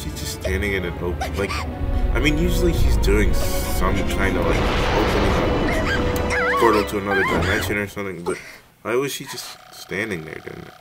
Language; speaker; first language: English; native; English